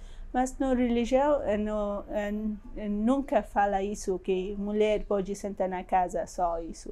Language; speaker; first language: Portuguese; non-native, learner; Persian